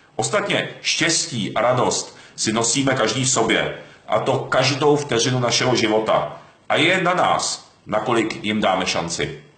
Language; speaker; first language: Czech; early bilingual, other home language; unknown